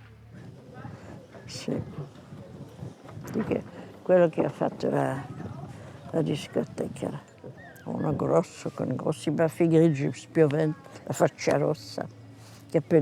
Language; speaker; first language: Italian; non-native, fluent; French